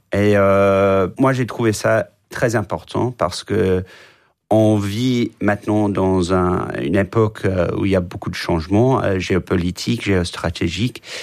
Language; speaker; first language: French; non-native, fluent; English